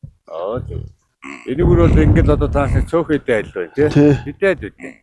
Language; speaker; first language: Mongolian; native; Mongolian